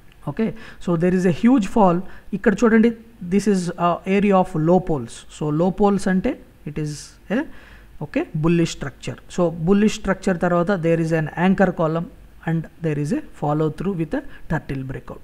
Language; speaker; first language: English; non-native, local second language; Telugu